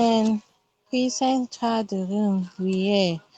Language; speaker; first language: Korean; non-native, learner; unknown